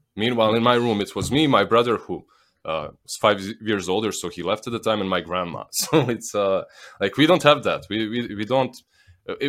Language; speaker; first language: English; non-native, fluent; Bosnian